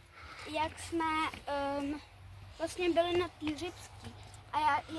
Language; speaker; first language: Czech; native; Czech